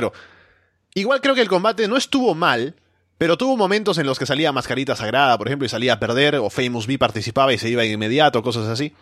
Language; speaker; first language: Spanish; native; Spanish